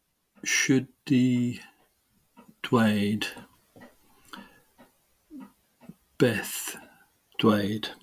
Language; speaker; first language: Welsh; non-native, learner; English